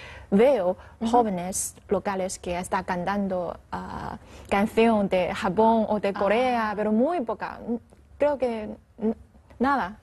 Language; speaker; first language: Spanish; non-native, learner; Chinese